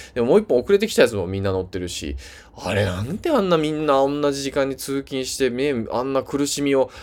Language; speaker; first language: Japanese; native; Japanese